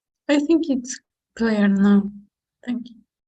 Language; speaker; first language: English; non-native, learner; Spanish